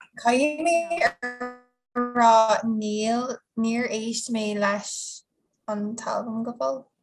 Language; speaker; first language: Irish; non-native, local second language; English